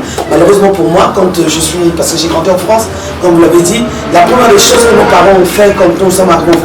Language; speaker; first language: French; early bilingual, other home language; Lingala